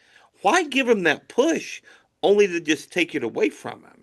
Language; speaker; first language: English; native; English